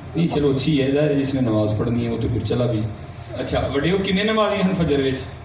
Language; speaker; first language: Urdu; non-native, local second language; Punjabi